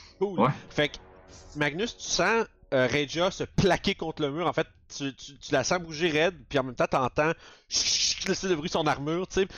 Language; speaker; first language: French; native; French